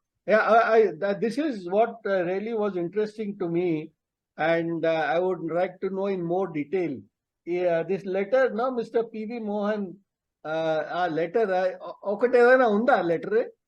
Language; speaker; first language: English; non-native, local second language; Telugu